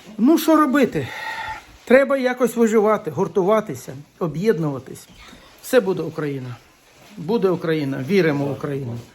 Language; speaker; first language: Ukrainian; non-native, local second language; Russian